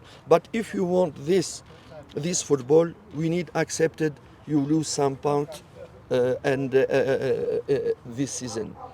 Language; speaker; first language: English; non-native, learner; French